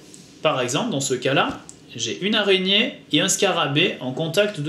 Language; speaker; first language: French; native; French